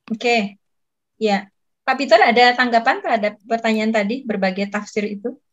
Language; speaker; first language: Indonesian; native; Indonesian